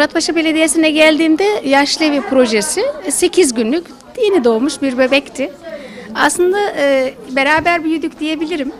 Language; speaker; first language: Turkish; native; Turkish